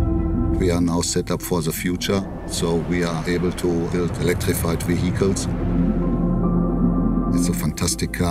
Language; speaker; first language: English; non-native, fluent; German